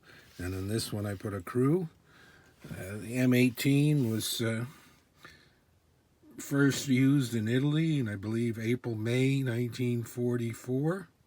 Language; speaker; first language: English; native; English